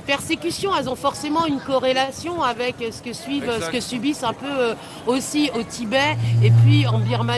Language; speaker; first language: French; native; French